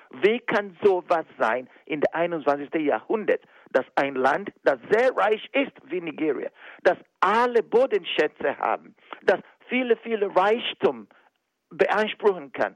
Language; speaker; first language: German; non-native, fluent; Igbo